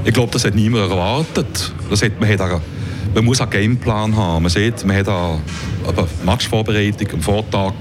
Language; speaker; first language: German; native; German